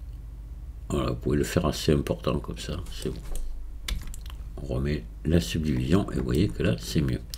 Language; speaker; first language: French; native; French